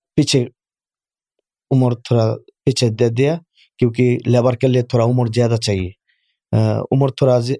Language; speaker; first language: Urdu; non-native, learner; Bangla